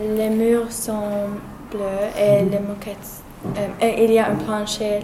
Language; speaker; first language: French; non-native, learner; English